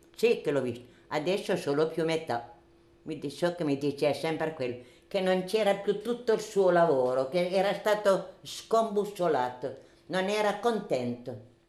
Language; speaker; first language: Italian; native; Italian